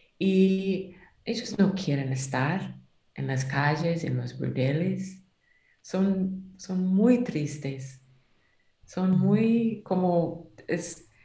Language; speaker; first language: Spanish; non-native, learner; English